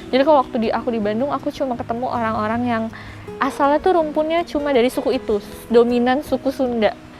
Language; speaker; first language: Indonesian; native; Indonesian